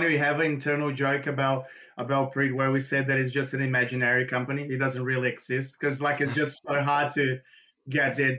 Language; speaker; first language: English; non-native, fluent; Portuguese